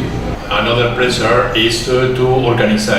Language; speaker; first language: English; non-native, learner; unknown